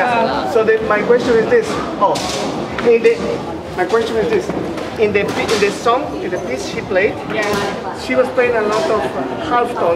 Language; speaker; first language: English; non-native, fluent; Spanish